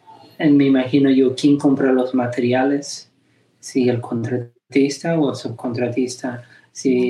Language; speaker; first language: Spanish; early bilingual, heritage; Spanish